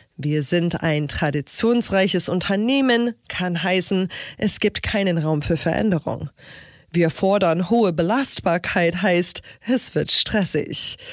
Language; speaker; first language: German; non-native, fluent; English